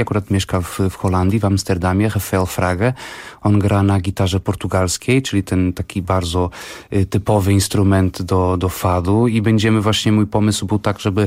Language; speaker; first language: Polish; non-native, fluent; Portuguese